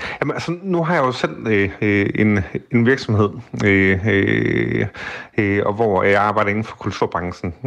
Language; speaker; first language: Danish; native; Danish